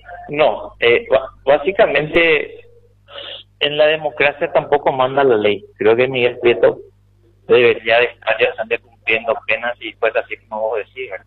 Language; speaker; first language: Spanish; native; Spanish